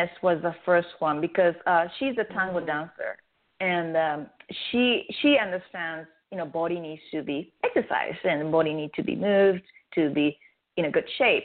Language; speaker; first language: English; non-native, fluent; Japanese